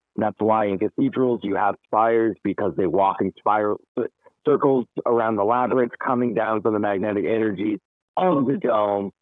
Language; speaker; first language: English; native; English